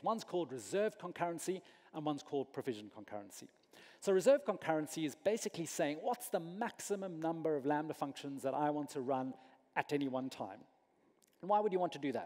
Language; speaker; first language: English; native; English